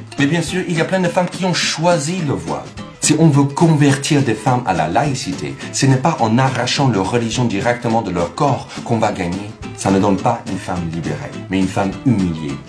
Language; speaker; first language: French; non-native, fluent; English